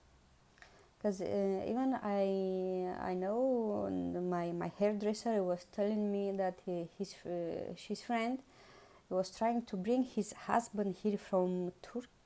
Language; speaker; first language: English; non-native, learner; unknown